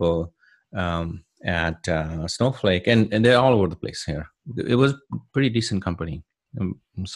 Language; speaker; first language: English; non-native, local second language; Punjabi